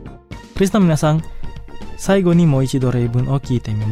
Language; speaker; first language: Japanese; non-native, fluent; Indonesian